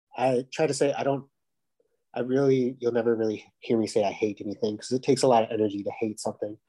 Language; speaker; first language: English; native; English